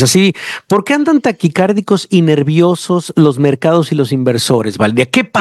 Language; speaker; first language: Spanish; native; Spanish